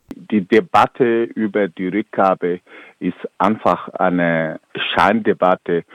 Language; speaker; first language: German; non-native, fluent; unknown